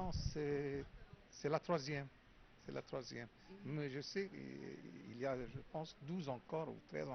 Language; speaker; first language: French; non-native, fluent; Arabic